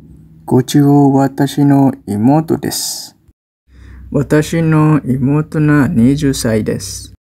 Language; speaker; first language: Japanese; non-native, learner; Malay